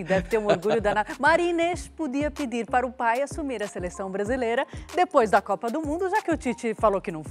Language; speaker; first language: Portuguese; native; Portuguese